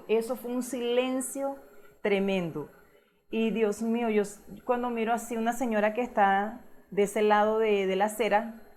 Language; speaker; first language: Spanish; native; Spanish